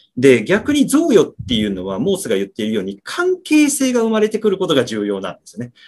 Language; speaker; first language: Japanese; native; Japanese